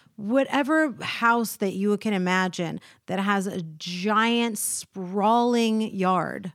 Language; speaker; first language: English; early bilingual, other home language; Persian